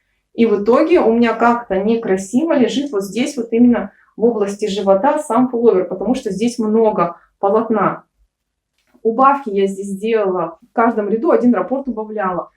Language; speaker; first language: Russian; native; Russian